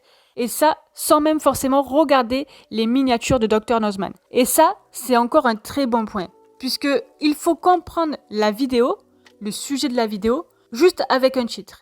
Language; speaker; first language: French; native; French